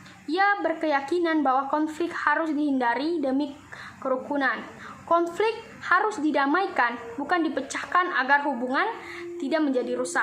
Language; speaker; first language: Indonesian; native; Indonesian